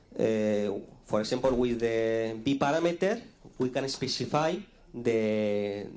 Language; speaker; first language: English; non-native, fluent; Spanish